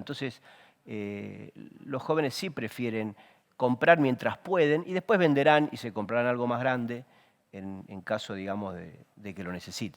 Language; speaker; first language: Spanish; native; Spanish